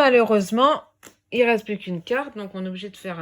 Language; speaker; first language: French; native; French